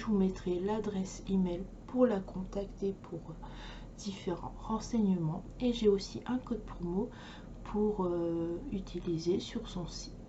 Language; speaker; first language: French; native; French